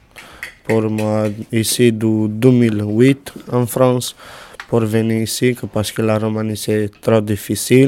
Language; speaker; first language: French; non-native, learner; Romanian